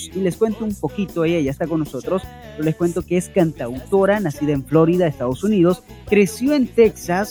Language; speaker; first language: Spanish; native; Spanish